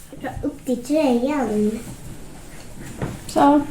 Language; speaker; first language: Swedish; early bilingual, other home language; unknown